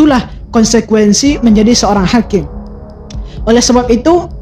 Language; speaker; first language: Indonesian; native; Indonesian